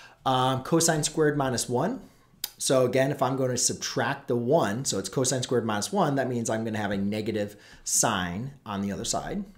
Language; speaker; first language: English; native; English